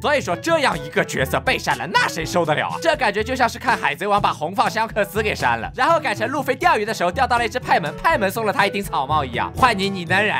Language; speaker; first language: Chinese; native; Chinese